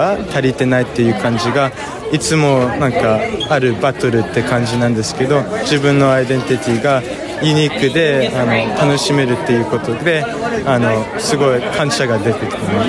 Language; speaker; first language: Japanese; early bilingual, heritage; Japanese